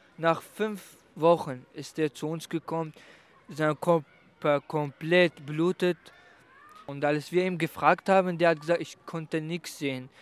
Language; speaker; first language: German; non-native, learner; Kurdish